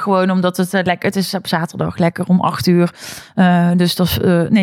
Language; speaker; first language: Dutch; native; Dutch